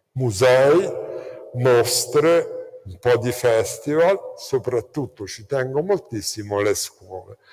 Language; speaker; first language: Italian; native; Italian